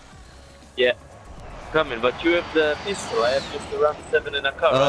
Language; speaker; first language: English; non-native, fluent; Hebrew